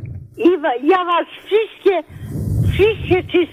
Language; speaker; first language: Polish; non-native, learner; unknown